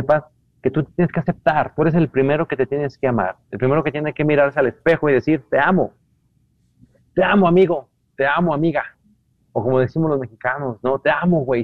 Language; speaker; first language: Spanish; native; Spanish